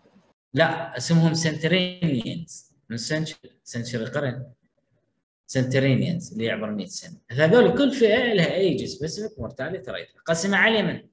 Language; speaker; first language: Arabic; native; Arabic